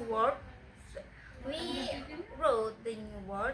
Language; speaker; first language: English; non-native, learner; Indonesian